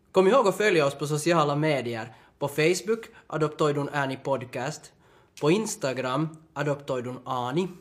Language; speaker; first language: Swedish; native; Swedish